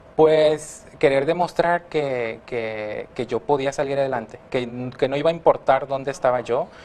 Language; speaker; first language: Spanish; early bilingual, heritage; Spanish